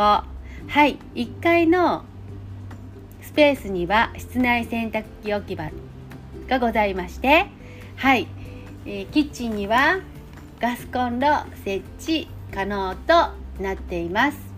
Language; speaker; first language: Japanese; native; Japanese